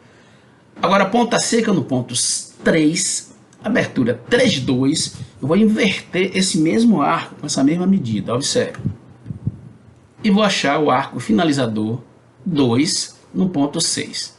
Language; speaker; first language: Portuguese; native; Portuguese